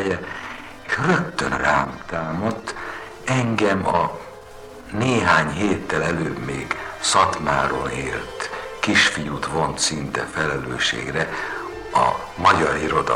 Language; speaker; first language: Hungarian; native; Hungarian